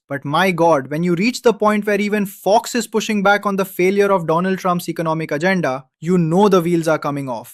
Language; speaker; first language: English; native; English